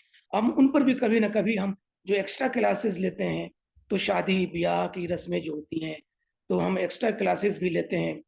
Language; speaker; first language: Hindi; native; Hindi